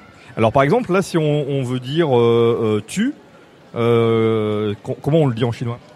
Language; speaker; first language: French; native; French